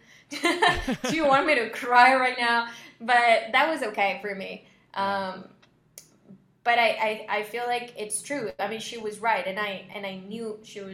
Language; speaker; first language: English; non-native, fluent; Spanish